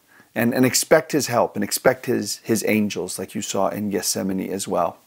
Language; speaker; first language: English; native; English